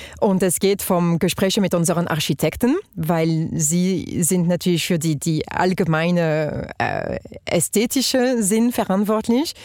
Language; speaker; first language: German; non-native, fluent; French